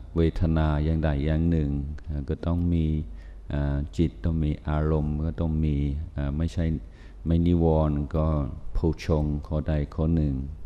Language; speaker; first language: Thai; non-native, fluent; English